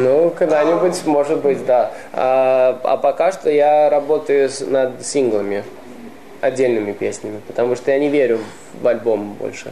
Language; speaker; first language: Russian; early bilingual, heritage; Russian